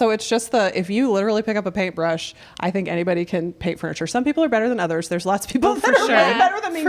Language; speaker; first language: English; native; English